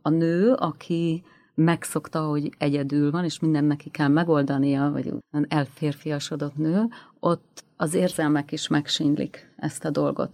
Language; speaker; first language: Hungarian; native; Hungarian